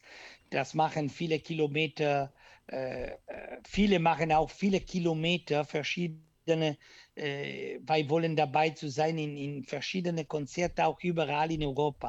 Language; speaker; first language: German; non-native, learner; Italian